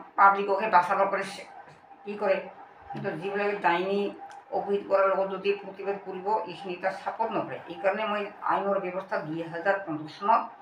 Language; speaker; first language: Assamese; non-native, local second language; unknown